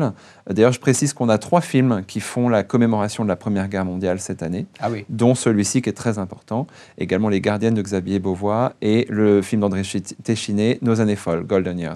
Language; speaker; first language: French; native; French